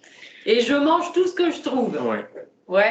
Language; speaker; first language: French; native; French